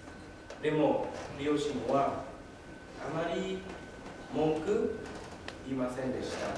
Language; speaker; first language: Japanese; non-native, learner; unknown